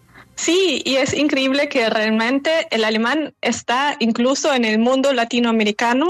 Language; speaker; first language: Spanish; non-native, fluent; German